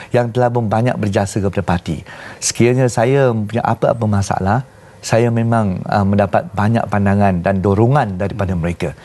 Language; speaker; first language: Malay; non-native, local second language; Chinese